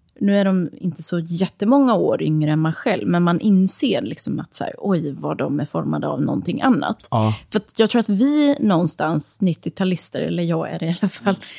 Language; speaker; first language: Swedish; early bilingual, other home language; Serbian